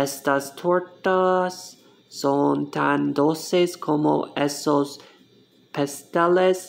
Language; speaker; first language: Spanish; non-native, learner; English